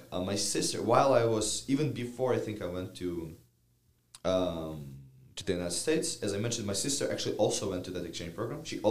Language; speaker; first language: English; non-native, fluent; Ukrainian